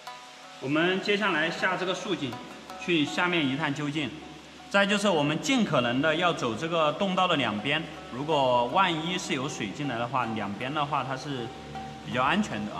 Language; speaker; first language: Chinese; native; Chinese